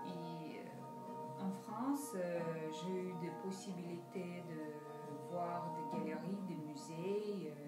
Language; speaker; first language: French; non-native, fluent; Russian